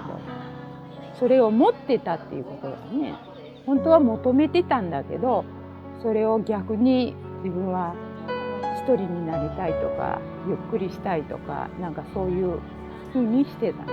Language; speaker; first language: Japanese; native; Japanese